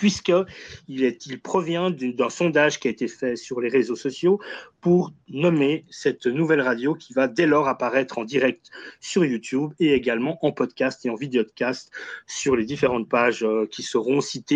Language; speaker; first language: French; native; French